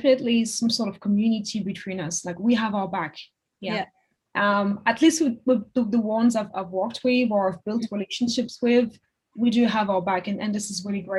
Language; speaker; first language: English; non-native, fluent; French